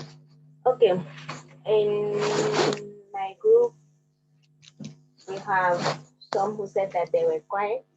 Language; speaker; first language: English; non-native, fluent; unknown